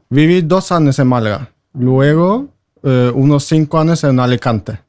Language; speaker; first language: Spanish; non-native, fluent; Norwegian